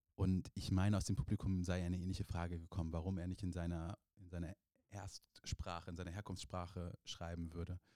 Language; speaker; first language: German; native; German